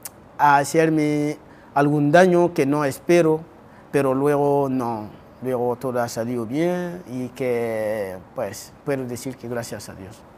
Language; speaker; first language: Spanish; non-native, fluent; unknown